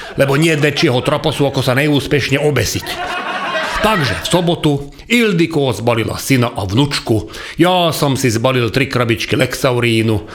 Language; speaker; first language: Slovak; non-native, local second language; Hungarian